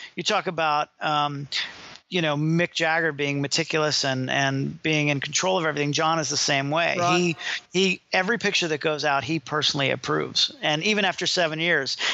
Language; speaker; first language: English; native; English